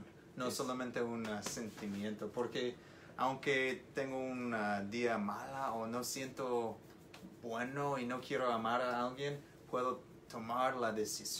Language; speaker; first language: Spanish; non-native, learner; English